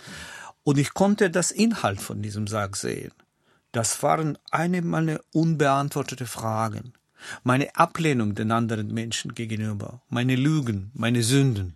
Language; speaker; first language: German; non-native, fluent; Russian